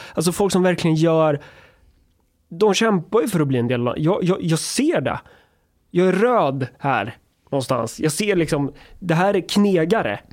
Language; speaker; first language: Swedish; native; Swedish